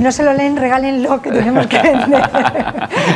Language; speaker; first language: Spanish; native; Spanish